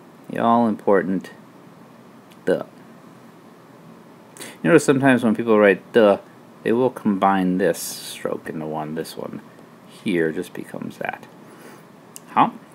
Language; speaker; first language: English; native; English